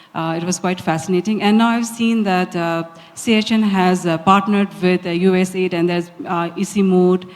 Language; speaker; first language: English; non-native, local second language; Nepali